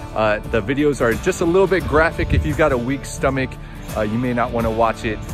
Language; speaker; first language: English; native; English